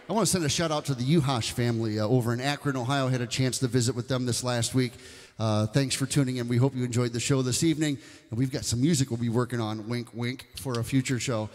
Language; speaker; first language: English; native; English